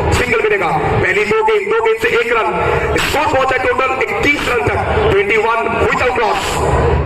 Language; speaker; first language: Hindi; non-native, local second language; Bangla